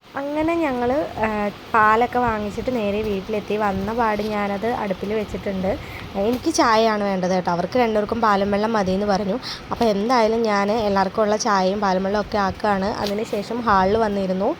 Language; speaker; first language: Malayalam; native; Malayalam